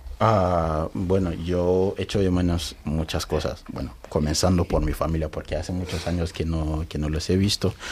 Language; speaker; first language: Spanish; non-native, fluent; Igbo